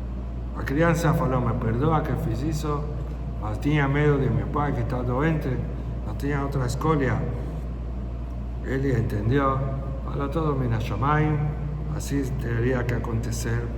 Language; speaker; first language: Portuguese; non-native, fluent; Spanish